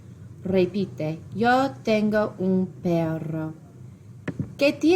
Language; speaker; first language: Spanish; non-native, fluent; English